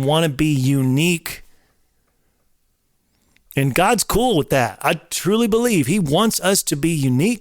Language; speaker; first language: English; native; English